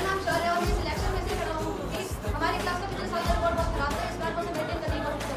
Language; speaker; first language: Hindi; native; Hindi